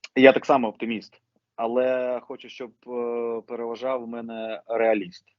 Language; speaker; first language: Ukrainian; non-native, local second language; Russian